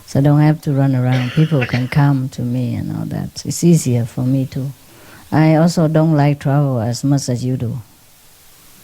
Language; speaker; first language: English; non-native, fluent; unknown